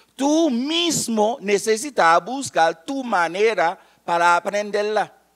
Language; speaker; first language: Spanish; non-native, fluent; Haitian Creole